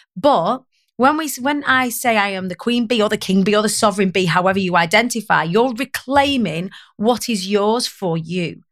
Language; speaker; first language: English; native; English